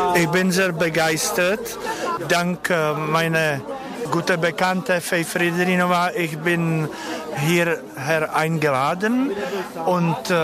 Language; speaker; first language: German; non-native, fluent; Czech